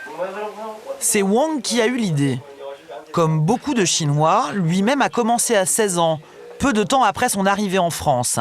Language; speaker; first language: French; native; French